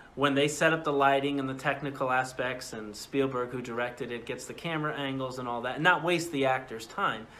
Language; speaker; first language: English; native; English